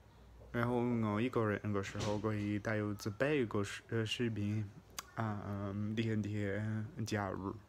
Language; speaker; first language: Chinese; non-native, fluent; English